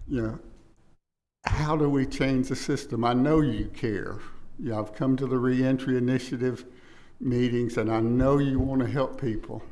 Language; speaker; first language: English; native; English